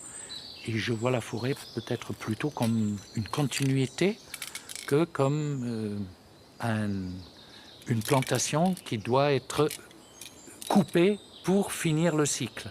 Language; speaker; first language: French; native; French